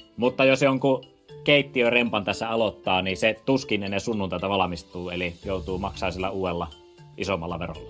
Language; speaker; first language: Finnish; native; Finnish